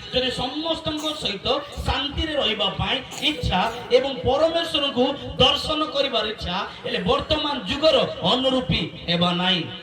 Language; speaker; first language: Odia; non-native, local second language; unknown